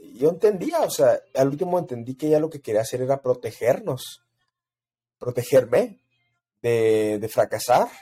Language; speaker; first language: Spanish; early bilingual, heritage; Spanish